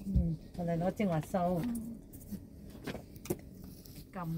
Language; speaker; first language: Cantonese; native; Cantonese